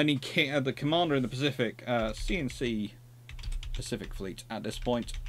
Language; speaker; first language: English; native; English